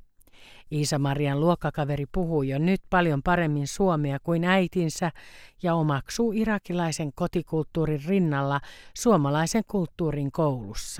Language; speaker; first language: Finnish; native; Finnish